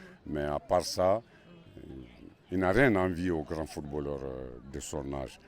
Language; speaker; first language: French; non-native, local second language; Bambara